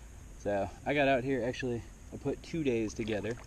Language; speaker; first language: English; native; English